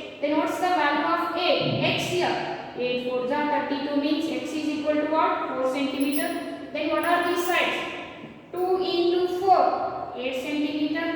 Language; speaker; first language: English; non-native, local second language; Kannada